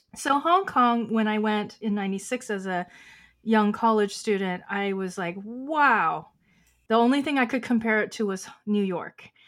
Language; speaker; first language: English; early bilingual, other home language; Chinese